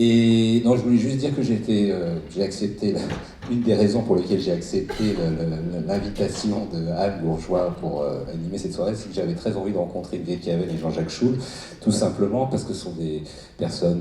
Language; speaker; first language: French; native; French